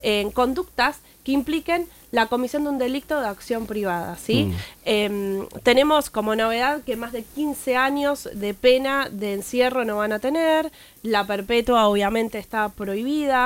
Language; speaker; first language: Spanish; native; Spanish